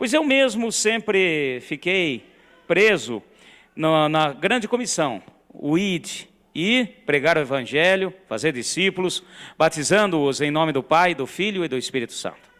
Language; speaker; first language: Portuguese; native; Portuguese